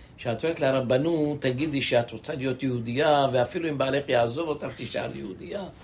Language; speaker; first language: Hebrew; native; Hebrew